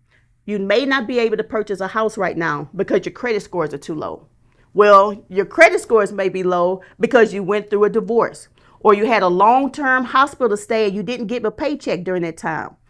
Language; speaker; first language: English; native; English